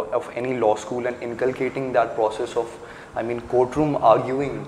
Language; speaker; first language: English; non-native, local second language; Hindi